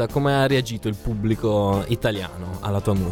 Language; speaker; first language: Italian; native; Italian